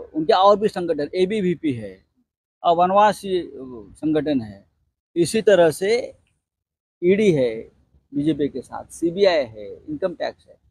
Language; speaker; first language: Hindi; non-native, local second language; Marathi